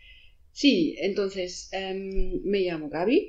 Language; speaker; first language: Spanish; non-native, learner; German